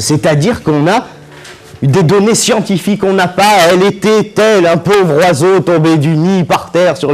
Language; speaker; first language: French; native; French